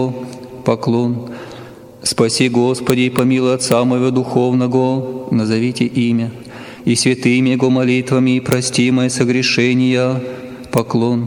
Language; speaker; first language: Russian; native; Russian